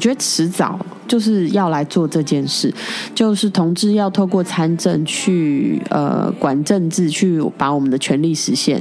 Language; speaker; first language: Chinese; native; Chinese